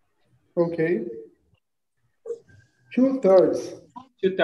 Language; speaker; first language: English; non-native, fluent; Portuguese